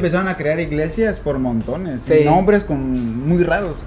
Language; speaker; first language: Spanish; native; Spanish